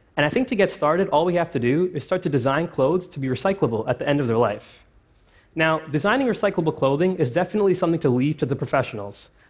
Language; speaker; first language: English; native; English